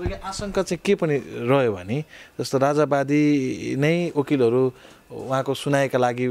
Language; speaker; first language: Nepali; native; Nepali